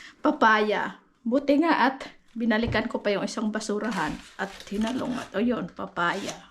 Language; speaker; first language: Filipino; native; Filipino